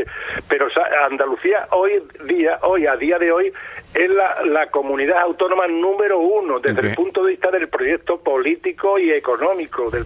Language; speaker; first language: Spanish; native; Spanish